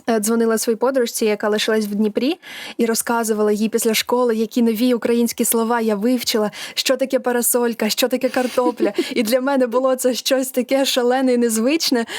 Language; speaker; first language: Ukrainian; non-native, local second language; Russian